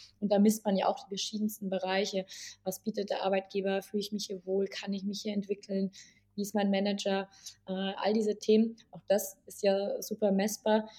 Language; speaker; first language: German; native; German